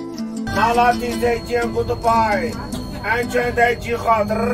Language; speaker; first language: Chinese; non-native, local second language; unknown